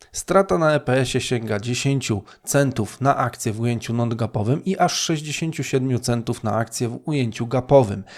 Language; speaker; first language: Polish; native; Polish